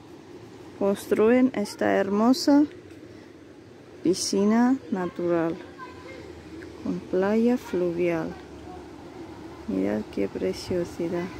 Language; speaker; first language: Spanish; non-native, fluent; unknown